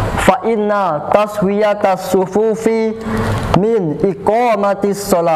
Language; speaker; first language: Arabic; non-native, learner; Indonesian